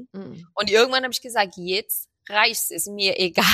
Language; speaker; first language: German; non-native, fluent; Portuguese